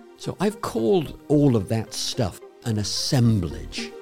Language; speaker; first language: English; native; English